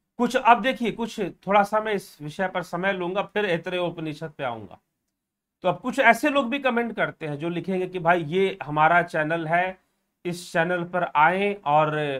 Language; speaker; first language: Hindi; native; Hindi